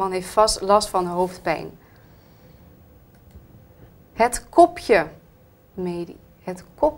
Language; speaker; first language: Dutch; native; Dutch